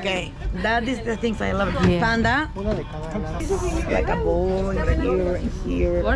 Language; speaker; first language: English; non-native, learner; Spanish